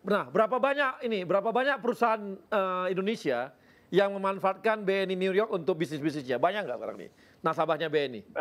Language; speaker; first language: Indonesian; native; Indonesian